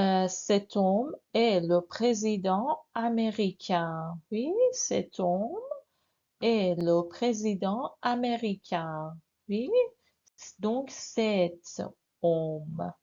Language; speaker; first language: French; non-native, fluent; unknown